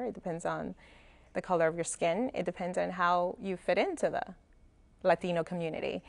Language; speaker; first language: English; non-native, fluent; Spanish